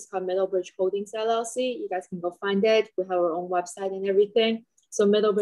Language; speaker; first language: English; non-native, fluent; Chinese